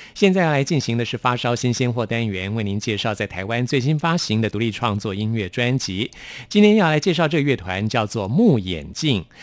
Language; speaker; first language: Chinese; native; Chinese